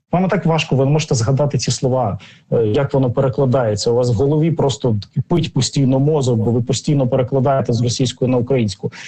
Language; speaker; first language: Ukrainian; non-native, local second language; Russian